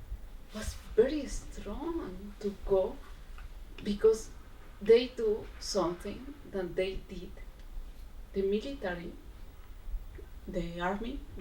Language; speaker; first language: English; non-native, learner; Spanish